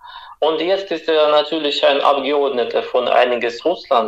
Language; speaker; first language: German; non-native, fluent; Russian